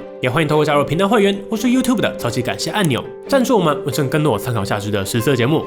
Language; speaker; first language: Chinese; native; Chinese